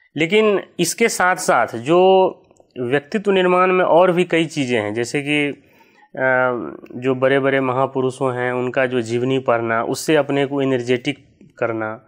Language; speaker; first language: Hindi; native; Hindi